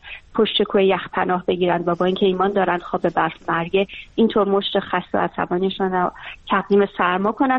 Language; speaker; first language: Persian; native; Persian